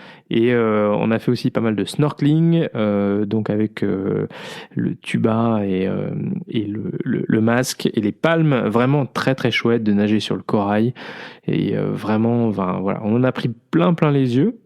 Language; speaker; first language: French; native; French